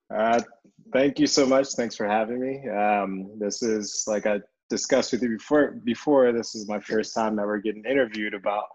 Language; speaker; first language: English; early bilingual, other home language; Yoruba